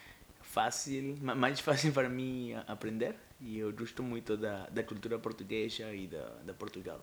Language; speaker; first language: Portuguese; non-native, fluent; Spanish